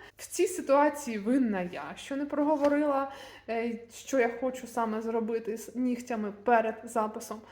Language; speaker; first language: Ukrainian; native; Ukrainian